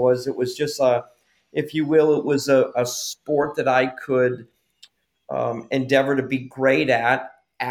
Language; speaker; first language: English; native; English